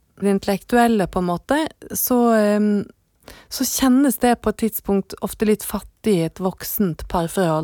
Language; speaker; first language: Norwegian; native; Norwegian